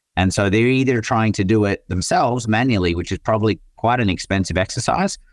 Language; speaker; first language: English; native; English